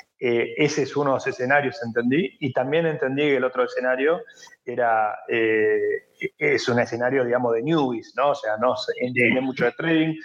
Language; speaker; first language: Spanish; native; Spanish